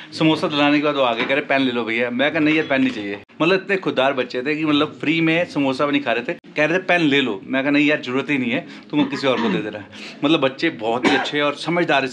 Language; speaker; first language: Hindi; native; Hindi